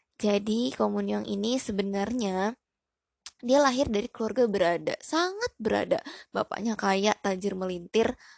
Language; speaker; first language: Indonesian; native; Indonesian